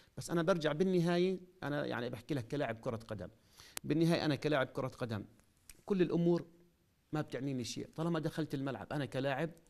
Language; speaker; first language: Arabic; native; Arabic